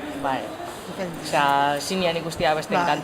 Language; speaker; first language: Basque; native; Basque